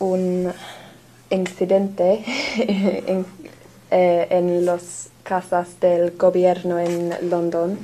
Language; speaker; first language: Spanish; non-native, learner; English